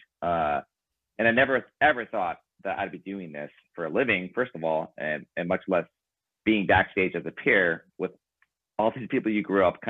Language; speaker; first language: English; early bilingual, other home language; Ukrainian